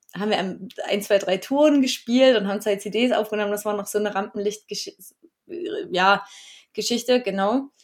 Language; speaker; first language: German; native; German